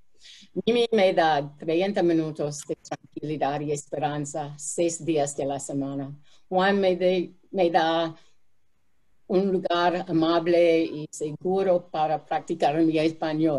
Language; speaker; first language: Spanish; non-native, fluent; English